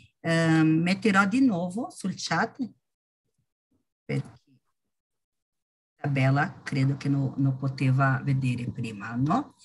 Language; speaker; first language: Italian; non-native, learner; Portuguese